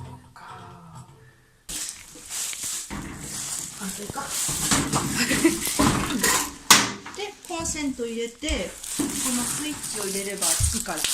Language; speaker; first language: Japanese; native; Japanese